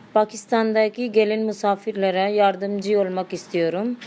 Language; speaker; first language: Turkish; non-native, learner; Urdu